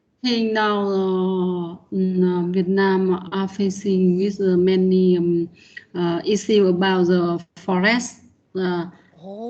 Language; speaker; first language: English; non-native, learner; Vietnamese